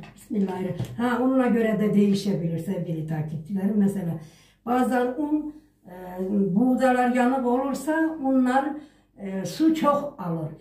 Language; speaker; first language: Turkish; native; Turkish